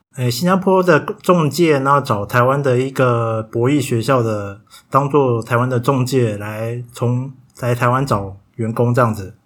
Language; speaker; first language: Chinese; native; Chinese